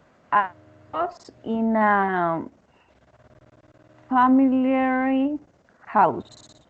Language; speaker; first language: English; non-native, learner; Spanish